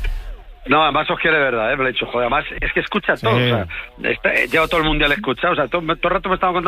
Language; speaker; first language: Spanish; native; Spanish